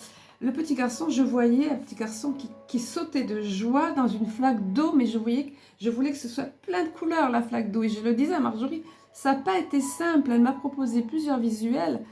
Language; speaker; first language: French; native; French